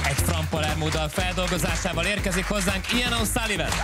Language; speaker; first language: Hungarian; native; Hungarian